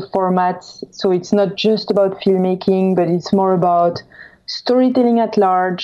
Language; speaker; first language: English; non-native, fluent; French